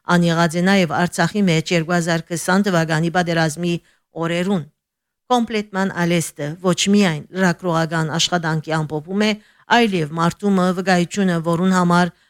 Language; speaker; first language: Armenian; early bilingual, heritage; Armenian